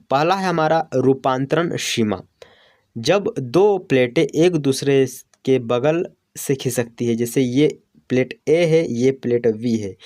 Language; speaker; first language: Hindi; native; Hindi